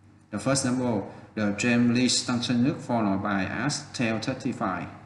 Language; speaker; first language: English; non-native, fluent; Vietnamese